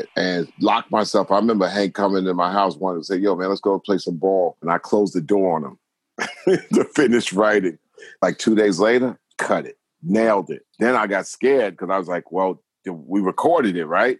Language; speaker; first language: English; native; English